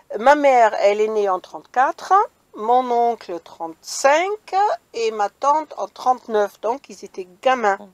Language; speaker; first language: French; non-native, fluent; German